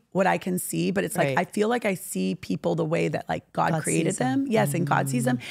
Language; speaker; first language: English; native; English